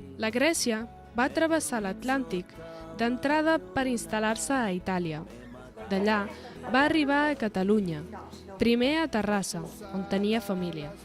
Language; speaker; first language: Catalan; native; Catalan